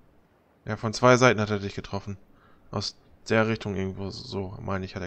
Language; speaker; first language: German; native; German